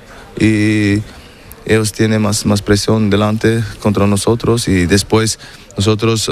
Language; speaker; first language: Spanish; non-native, learner; German